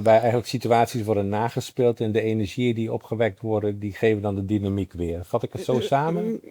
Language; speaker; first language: Dutch; native; Dutch